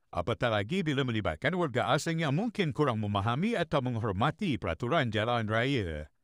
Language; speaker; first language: Malay; native; Malay